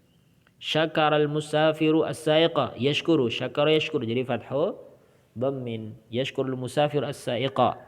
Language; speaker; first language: Arabic; non-native, fluent; Indonesian